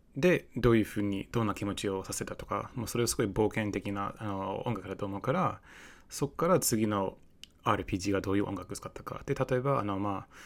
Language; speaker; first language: Japanese; non-native, fluent; English